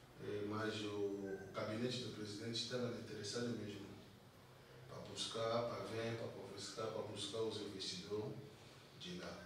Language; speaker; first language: Portuguese; non-native, fluent; Lingala